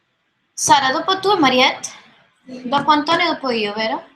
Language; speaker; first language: Italian; non-native, learner; Spanish